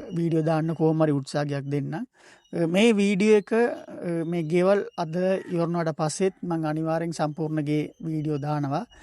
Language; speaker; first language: Sinhala; non-native, local second language; Tamil